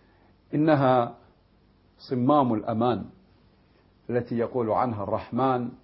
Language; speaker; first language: Arabic; native; Arabic